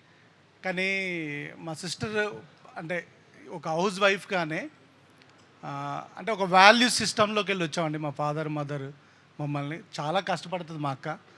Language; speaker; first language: Telugu; native; Telugu